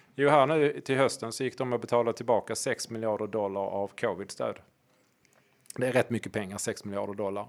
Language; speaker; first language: Swedish; native; Swedish